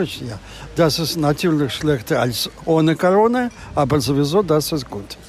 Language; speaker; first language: German; non-native, fluent; Russian